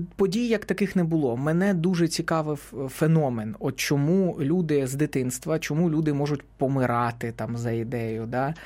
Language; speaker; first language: Ukrainian; non-native, local second language; Russian